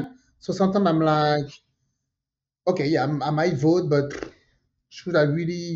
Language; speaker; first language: English; non-native, fluent; French